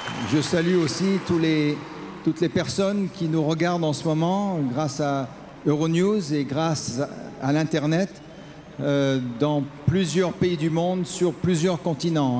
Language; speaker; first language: French; native; French